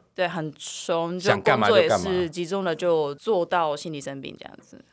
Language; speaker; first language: Chinese; non-native, fluent; Japanese